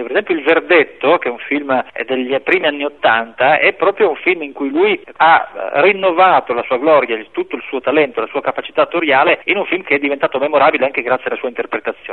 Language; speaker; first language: Italian; native; Italian